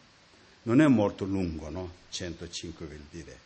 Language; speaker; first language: Italian; non-native, learner; Tibetan